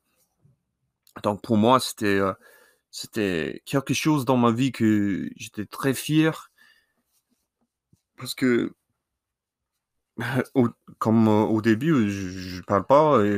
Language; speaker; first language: French; non-native, learner; English